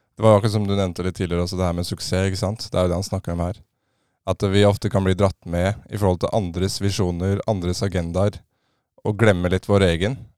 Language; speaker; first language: Norwegian; native; Norwegian